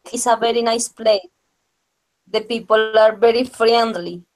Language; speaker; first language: English; non-native, learner; Spanish